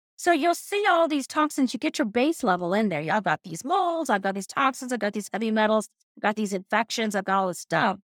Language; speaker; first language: English; native; English